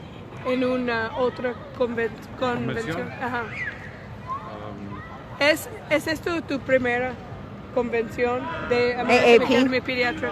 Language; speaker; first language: Spanish; non-native, learner; English